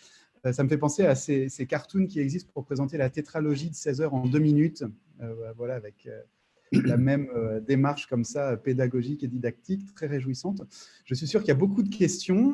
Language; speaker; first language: French; native; French